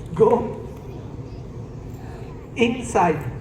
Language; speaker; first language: English; non-native, learner; Italian